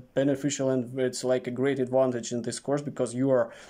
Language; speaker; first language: English; non-native, fluent; Russian